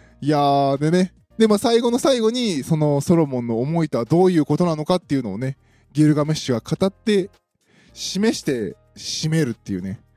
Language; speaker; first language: Japanese; native; Japanese